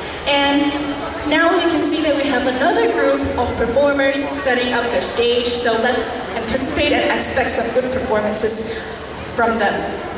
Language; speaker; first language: English; non-native, local second language; Chinese